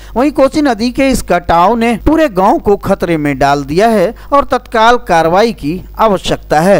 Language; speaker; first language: Hindi; native; Hindi